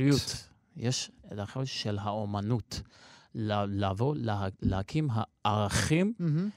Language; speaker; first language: Hebrew; non-native, local second language; Armenian